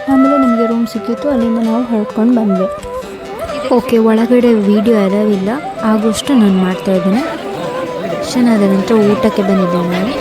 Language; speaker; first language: Kannada; native; Kannada